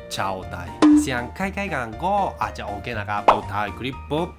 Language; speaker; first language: Thai; non-native, learner; Japanese